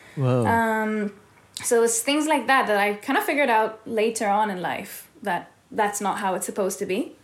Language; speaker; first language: English; early bilingual, heritage; Hebrew